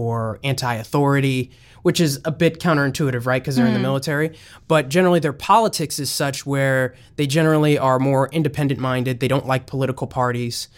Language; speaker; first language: English; native; English